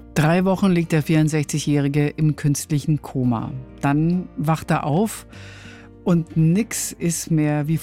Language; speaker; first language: German; native; German